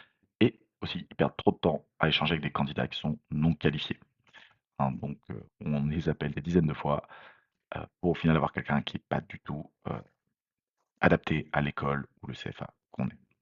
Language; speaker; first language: French; native; French